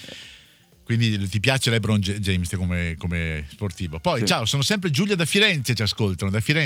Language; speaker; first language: Italian; native; Italian